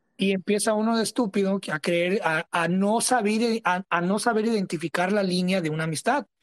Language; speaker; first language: Spanish; early bilingual, heritage; Spanish